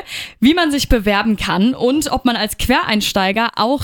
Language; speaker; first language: German; native; German